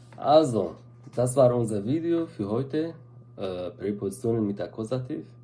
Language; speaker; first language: German; non-native, fluent; Arabic